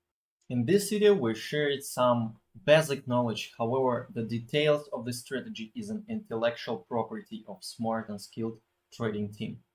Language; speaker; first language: English; non-native, fluent; Russian